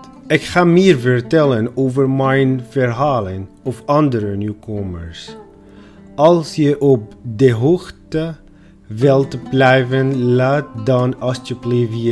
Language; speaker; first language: Dutch; non-native, fluent; Arabic